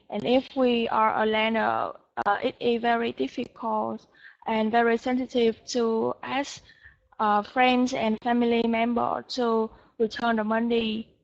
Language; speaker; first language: English; non-native, learner; Vietnamese